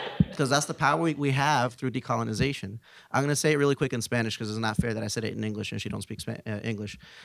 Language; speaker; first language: English; early bilingual, other home language; Spanish